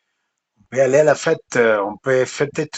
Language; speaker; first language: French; non-native, fluent; Spanish